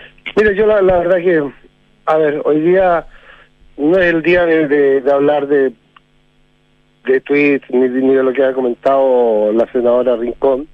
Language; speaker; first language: Spanish; native; Spanish